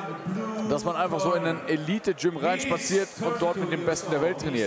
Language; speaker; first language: German; native; German